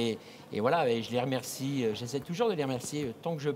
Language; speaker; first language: French; native; French